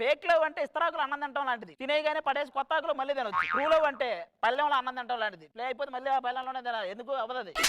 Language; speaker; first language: Telugu; native; Telugu